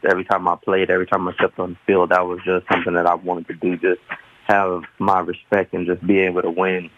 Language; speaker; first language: English; native; English